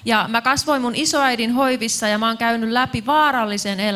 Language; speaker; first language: Finnish; native; Finnish